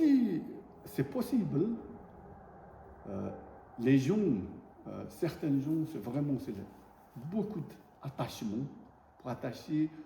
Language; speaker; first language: French; non-native, learner; Tibetan